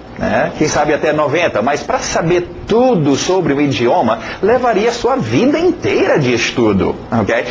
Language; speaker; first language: Portuguese; non-native, fluent; English